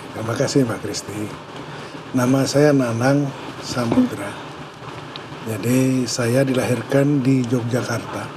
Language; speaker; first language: Indonesian; native; Indonesian